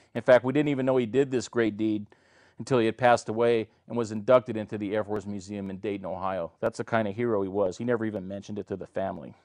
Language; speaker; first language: English; native; English